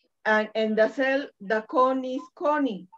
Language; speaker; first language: English; non-native, learner; Spanish